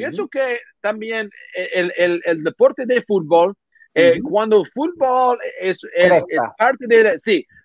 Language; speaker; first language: Spanish; non-native, learner; English